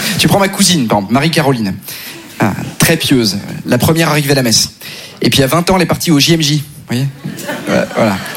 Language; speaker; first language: French; native; French